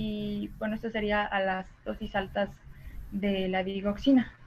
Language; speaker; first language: Spanish; native; Spanish